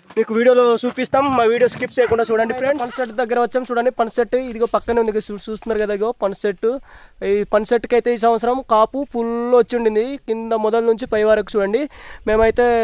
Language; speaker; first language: Telugu; non-native, local second language; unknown